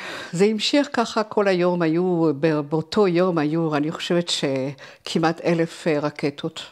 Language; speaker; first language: Hebrew; non-native, fluent; French